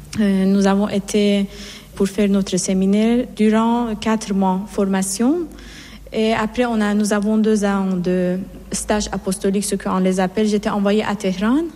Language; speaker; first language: French; non-native, fluent; Persian